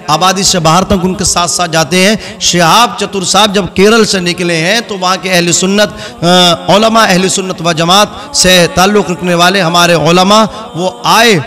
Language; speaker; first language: Hindi; native; Hindi